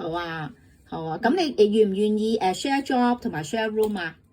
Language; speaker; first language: Cantonese; native; Cantonese